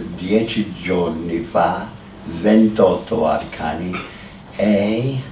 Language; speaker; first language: Italian; non-native, learner; English